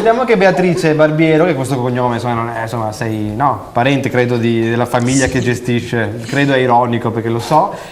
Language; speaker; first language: Italian; native; Italian